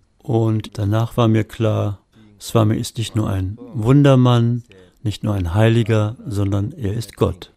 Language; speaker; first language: German; native; German